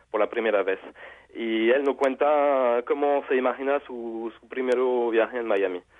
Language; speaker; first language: Spanish; non-native, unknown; French